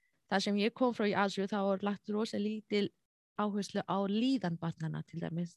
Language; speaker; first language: Icelandic; non-native, fluent; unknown